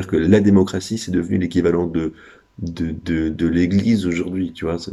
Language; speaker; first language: French; native; French